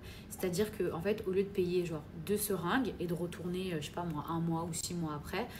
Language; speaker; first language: French; native; French